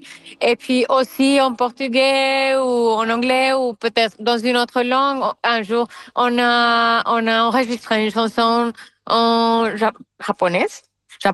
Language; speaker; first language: French; non-native, fluent; Spanish